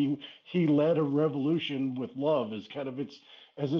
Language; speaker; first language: English; native; English